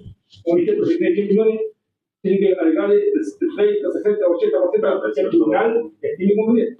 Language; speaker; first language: Spanish; native; Spanish